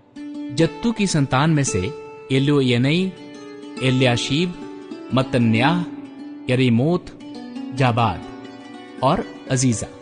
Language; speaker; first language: Hindi; native; Hindi